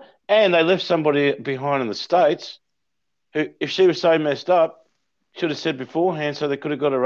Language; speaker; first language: English; native; English